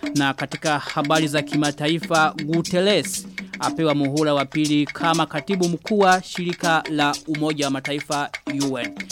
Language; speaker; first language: Swahili; non-native, local second language; Rundi